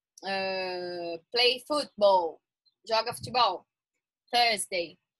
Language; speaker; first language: English; non-native, fluent; Portuguese